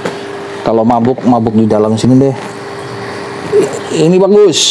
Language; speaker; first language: Indonesian; native; Indonesian